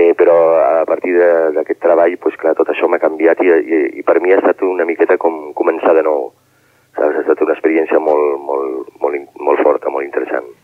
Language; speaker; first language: Catalan; non-native, local second language; Spanish